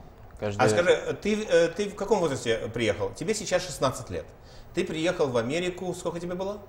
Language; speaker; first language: Russian; native; Russian